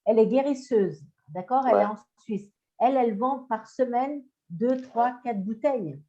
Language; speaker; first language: French; native; French